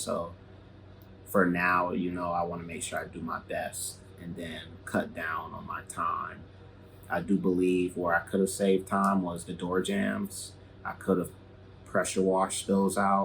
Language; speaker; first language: English; native; English